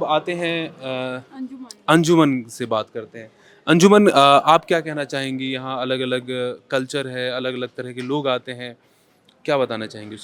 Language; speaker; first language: Hindi; native; Hindi